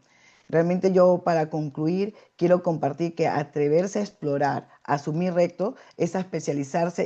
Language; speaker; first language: Spanish; native; Spanish